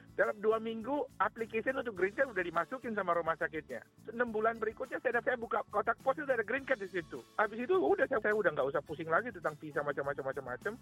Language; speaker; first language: Indonesian; native; Indonesian